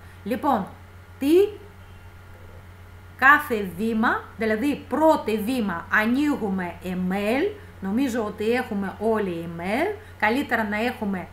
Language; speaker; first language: Greek; non-native, fluent; Russian